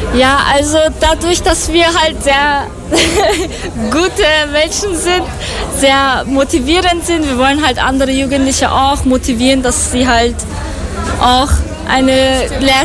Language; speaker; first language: German; non-native, fluent; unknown